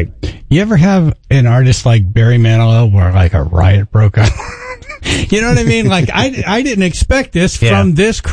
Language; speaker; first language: English; native; English